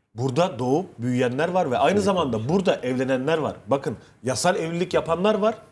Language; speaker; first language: Turkish; native; Turkish